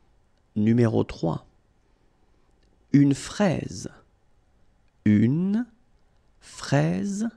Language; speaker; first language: French; native; French